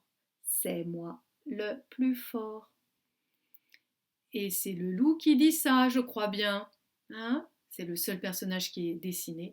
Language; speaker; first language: French; native; French